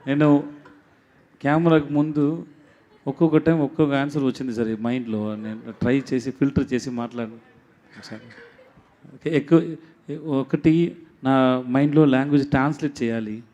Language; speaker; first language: Telugu; non-native, learner; Tamil